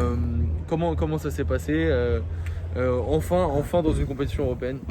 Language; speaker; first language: French; native; French